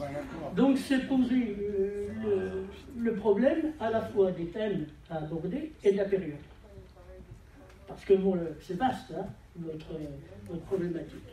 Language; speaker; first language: French; native; French